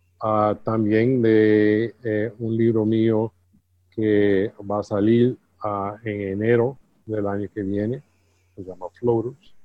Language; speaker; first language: Spanish; early bilingual, heritage; English